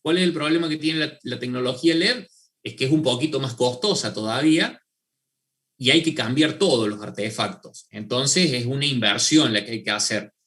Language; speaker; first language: Spanish; native; Spanish